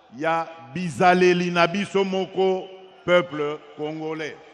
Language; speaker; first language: Lingala; non-native, local second language; Luba-Lulua